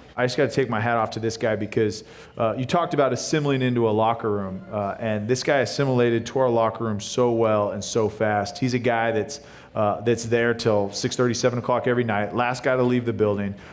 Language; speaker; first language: English; native; English